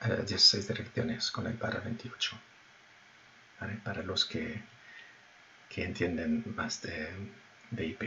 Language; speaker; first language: Spanish; non-native, fluent; French